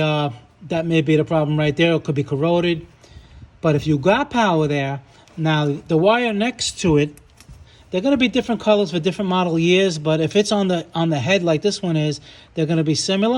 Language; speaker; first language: English; native; English